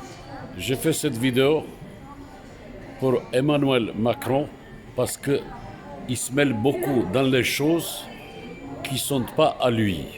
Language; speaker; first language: French; non-native, fluent; Turkish